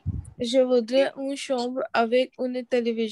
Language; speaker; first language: French; non-native, learner; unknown